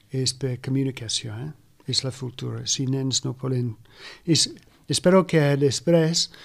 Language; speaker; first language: Catalan; non-native, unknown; English